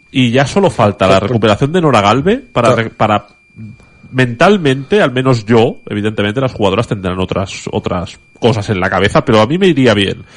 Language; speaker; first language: Spanish; non-native, local second language; Catalan